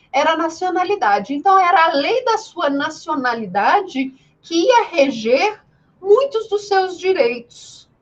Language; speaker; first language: Portuguese; native; Portuguese